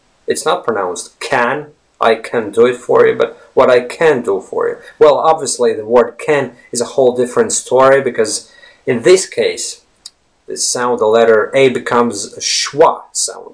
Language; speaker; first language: English; non-native, fluent; Latvian